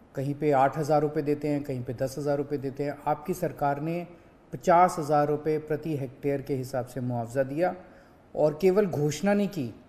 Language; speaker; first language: Hindi; native; Hindi